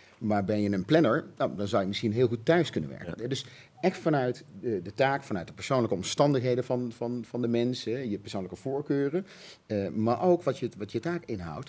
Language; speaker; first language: Dutch; native; Dutch